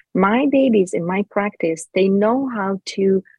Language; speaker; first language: English; non-native, fluent; Hebrew